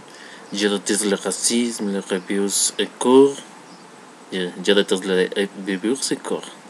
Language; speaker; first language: French; non-native, learner; Spanish